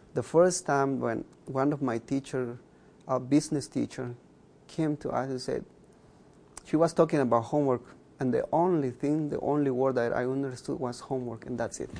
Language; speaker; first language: English; non-native, fluent; Kʼicheʼ